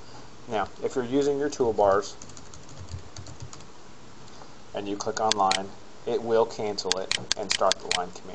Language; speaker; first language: English; native; English